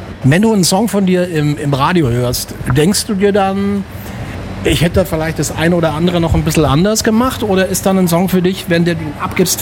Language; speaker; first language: German; native; German